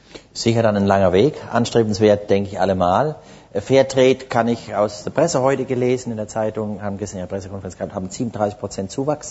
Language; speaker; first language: German; native; German